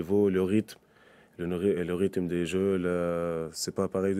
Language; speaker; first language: French; non-native, local second language; Arabic